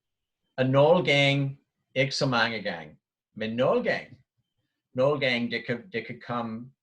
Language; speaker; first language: Danish; non-native, fluent; English